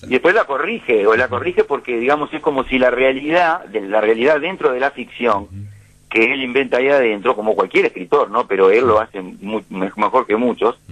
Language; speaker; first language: Spanish; native; Spanish